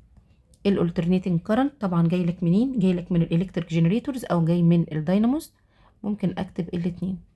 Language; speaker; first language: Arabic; native; Arabic